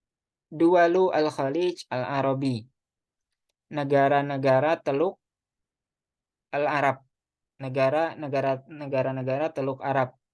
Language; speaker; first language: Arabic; non-native, fluent; Indonesian